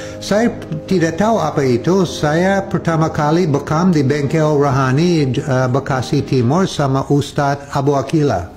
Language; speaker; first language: Indonesian; non-native, fluent; English